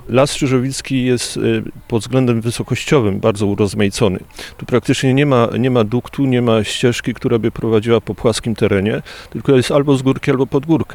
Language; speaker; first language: Polish; native; Polish